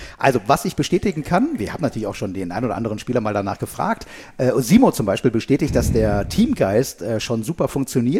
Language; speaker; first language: German; native; German